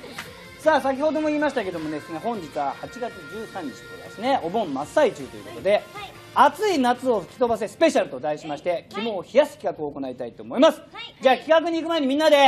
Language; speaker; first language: Japanese; native; Japanese